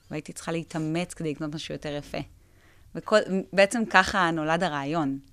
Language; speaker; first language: Hebrew; native; Hebrew